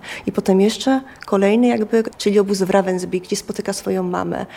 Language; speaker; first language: Polish; native; Polish